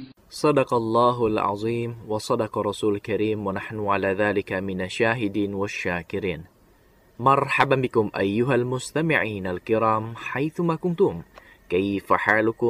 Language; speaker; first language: Arabic; non-native, fluent; Indonesian